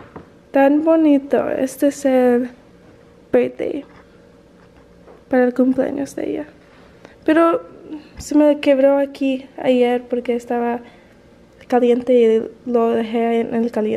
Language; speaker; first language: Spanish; early bilingual, other home language; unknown